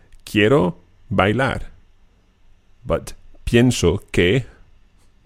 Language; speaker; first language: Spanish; non-native, fluent; English